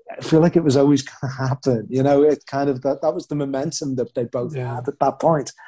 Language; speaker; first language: English; native; English